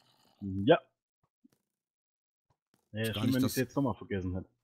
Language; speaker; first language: German; native; German